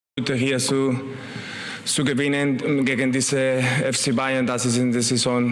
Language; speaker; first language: German; non-native, learner; Spanish